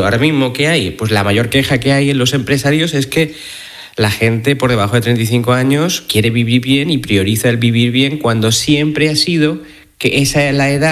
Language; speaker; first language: Spanish; native; Spanish